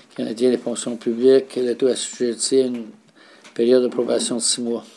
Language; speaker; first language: French; native; French